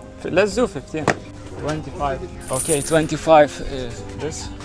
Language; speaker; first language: English; non-native, learner; Lithuanian